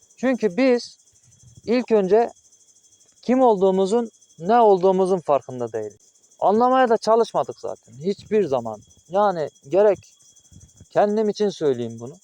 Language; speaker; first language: Turkish; native; Turkish